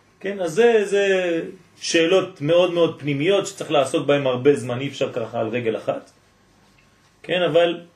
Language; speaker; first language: Hebrew; non-native, fluent; French